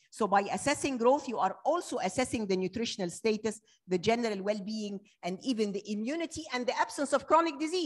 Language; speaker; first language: English; non-native, fluent; Arabic